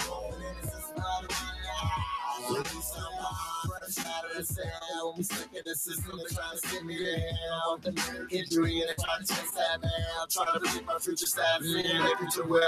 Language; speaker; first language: English; native; English